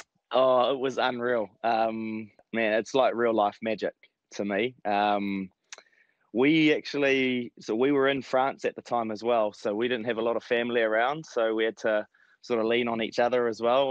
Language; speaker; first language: English; native; English